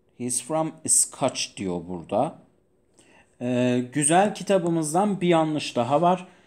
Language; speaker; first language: Turkish; non-native, fluent; Persian